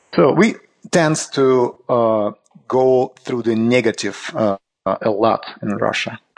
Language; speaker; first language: English; non-native, learner; Russian